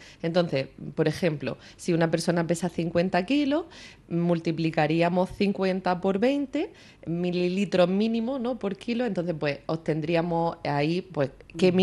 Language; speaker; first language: Spanish; native; Spanish